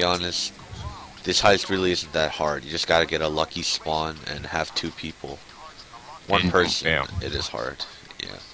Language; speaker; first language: English; native; English